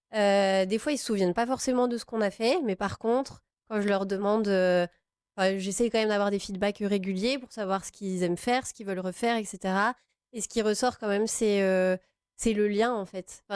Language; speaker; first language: French; native; French